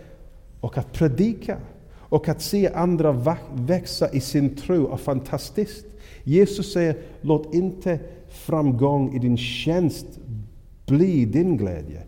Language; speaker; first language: Swedish; non-native, fluent; English